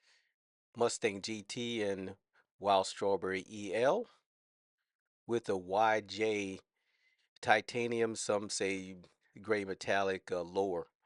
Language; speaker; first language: English; native; English